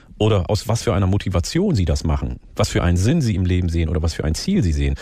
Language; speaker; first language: German; early bilingual, other home language; Oromo